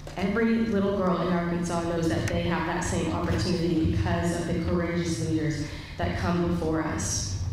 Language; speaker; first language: English; native; English